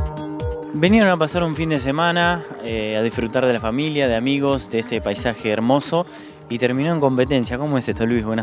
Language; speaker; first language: Spanish; native; Spanish